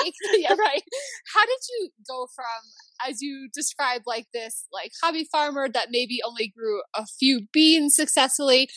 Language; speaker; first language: English; native; English